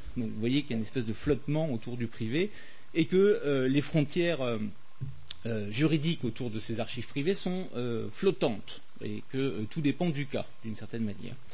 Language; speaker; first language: French; native; French